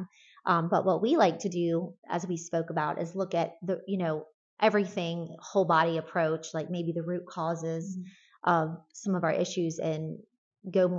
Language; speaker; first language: English; native; English